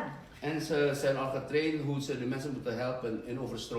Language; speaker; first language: Dutch; non-native, fluent; Indonesian